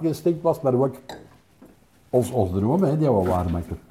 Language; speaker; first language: Dutch; native; Dutch